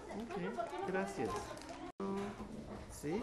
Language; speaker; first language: Spanish; non-native, learner; English